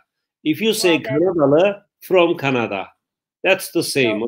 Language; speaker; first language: English; non-native, fluent; Turkish